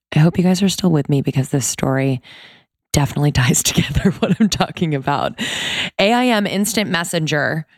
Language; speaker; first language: English; native; English